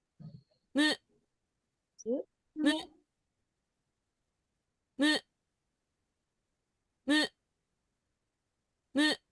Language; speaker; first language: Japanese; non-native, learner; Filipino